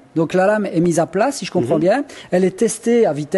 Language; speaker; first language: French; native; French